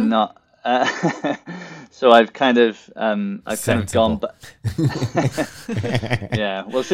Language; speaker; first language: English; native; English